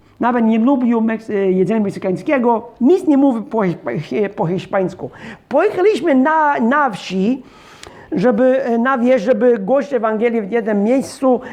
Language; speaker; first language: Polish; non-native, fluent; English